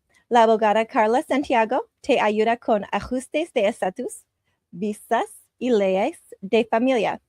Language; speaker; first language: Spanish; non-native, learner; English